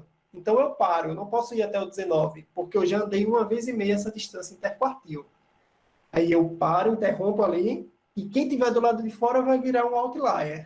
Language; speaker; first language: Portuguese; native; Portuguese